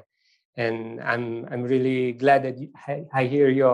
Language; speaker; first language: English; non-native, fluent; Italian